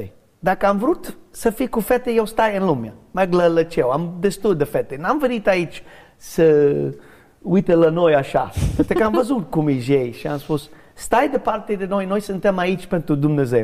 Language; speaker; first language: Romanian; non-native, learner; English